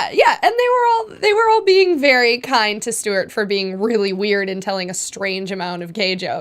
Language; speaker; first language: English; native; English